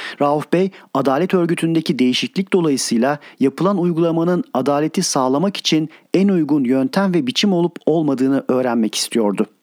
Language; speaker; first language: Turkish; native; Turkish